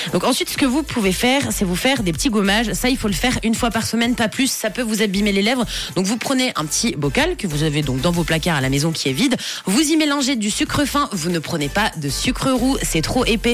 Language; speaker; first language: French; native; French